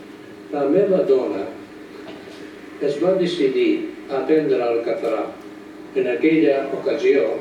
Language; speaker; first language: Catalan; non-native, fluent; Japanese